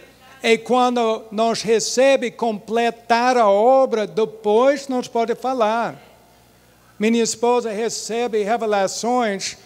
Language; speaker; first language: Portuguese; non-native, fluent; English